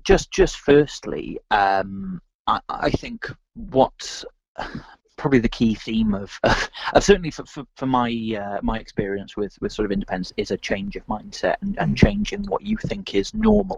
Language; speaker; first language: English; native; English